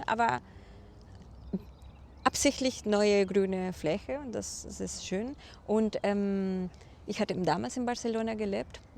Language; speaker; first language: German; non-native, fluent; Spanish